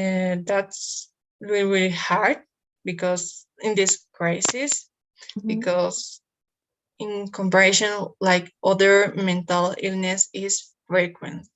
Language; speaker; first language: English; non-native, learner; Spanish